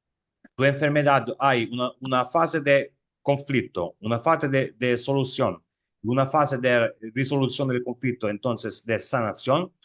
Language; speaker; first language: Spanish; non-native, fluent; Italian